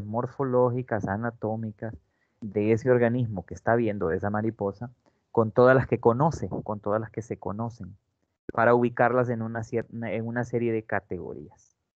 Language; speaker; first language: Spanish; native; Spanish